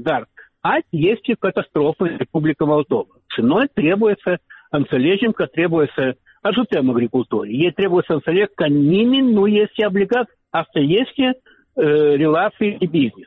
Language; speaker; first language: Romanian; non-native, local second language; Russian